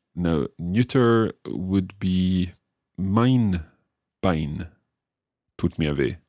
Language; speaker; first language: German; non-native, learner; English